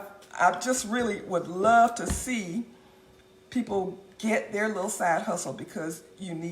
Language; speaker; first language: English; native; English